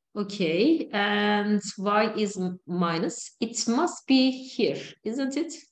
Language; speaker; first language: English; non-native, fluent; Turkish